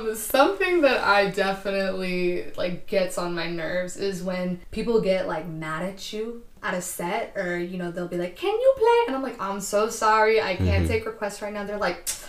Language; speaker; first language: English; native; English